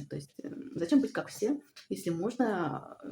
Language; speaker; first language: Russian; native; Russian